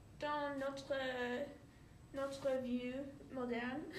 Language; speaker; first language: French; non-native, learner; English